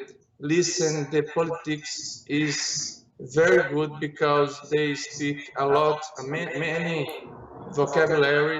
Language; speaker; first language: English; non-native, learner; Portuguese